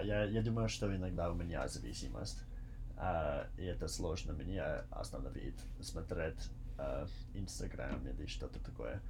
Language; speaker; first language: Russian; non-native, learner; English